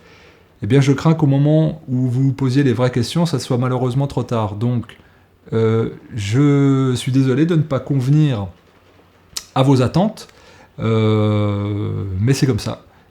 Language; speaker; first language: French; native; French